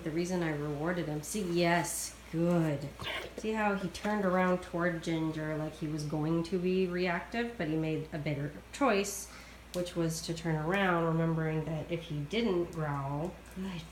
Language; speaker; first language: English; native; English